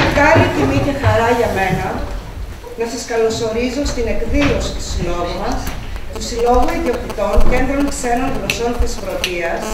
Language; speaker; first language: Greek; native; Greek